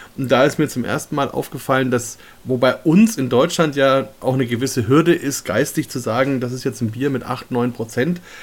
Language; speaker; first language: German; native; German